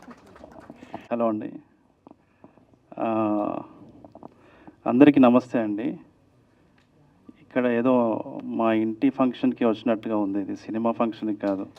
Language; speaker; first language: Telugu; native; Telugu